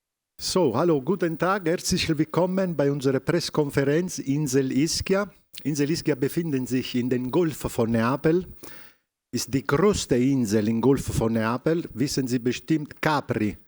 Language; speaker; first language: German; non-native, fluent; Italian